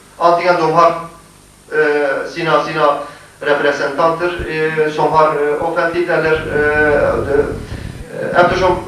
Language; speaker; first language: Swedish; non-native, fluent; Kurdish